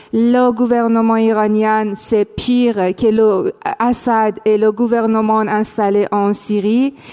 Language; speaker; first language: French; non-native, fluent; Persian